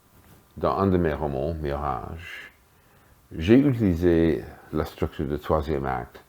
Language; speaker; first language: French; non-native, fluent; English